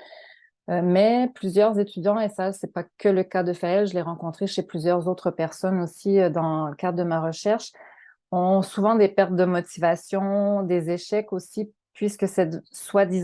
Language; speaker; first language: French; native; French